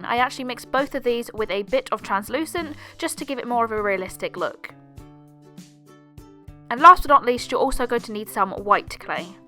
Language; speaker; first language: English; native; English